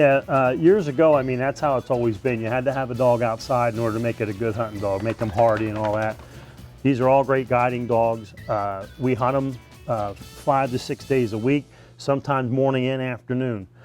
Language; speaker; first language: English; native; English